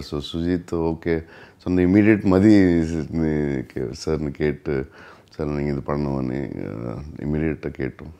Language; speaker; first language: Tamil; non-native, learner; Telugu